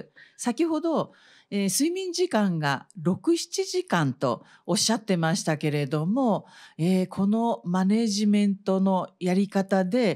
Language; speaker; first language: Japanese; native; Japanese